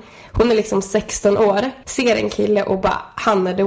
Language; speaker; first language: Swedish; native; Swedish